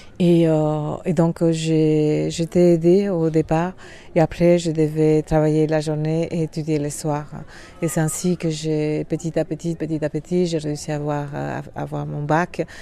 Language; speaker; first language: French; non-native, fluent; Spanish